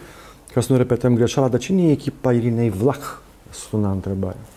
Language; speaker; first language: Romanian; native; Romanian